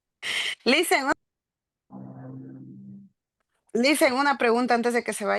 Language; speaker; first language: Spanish; native; Spanish